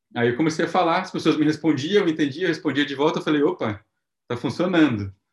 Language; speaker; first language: Portuguese; native; Portuguese